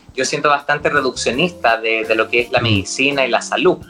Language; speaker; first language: Spanish; native; Spanish